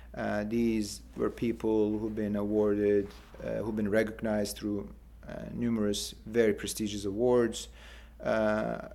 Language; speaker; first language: English; non-native, fluent; Turkish